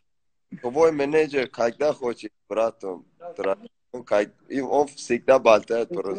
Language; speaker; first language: Russian; non-native, learner; Persian